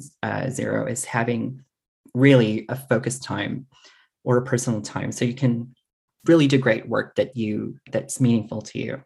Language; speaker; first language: English; non-native, local second language; Filipino